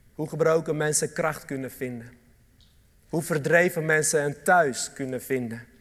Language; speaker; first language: Dutch; early bilingual, other home language; Armenian